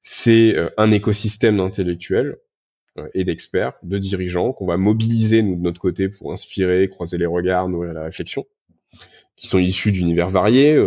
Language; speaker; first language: French; native; French